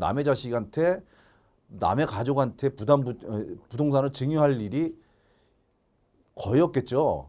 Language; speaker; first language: Korean; native; Korean